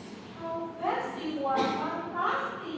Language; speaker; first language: English; non-native, learner; Indonesian